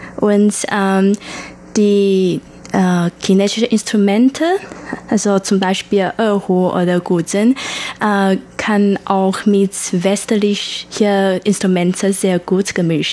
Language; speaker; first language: German; non-native, learner; Chinese